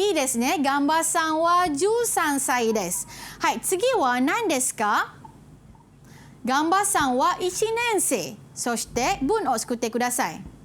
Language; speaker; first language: Japanese; non-native, fluent; Malay